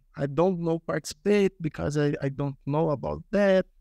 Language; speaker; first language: English; non-native, learner; Portuguese